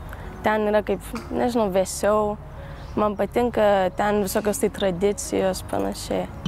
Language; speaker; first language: Lithuanian; early bilingual, heritage; Lithuanian